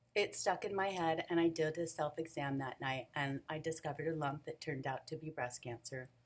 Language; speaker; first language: English; native; English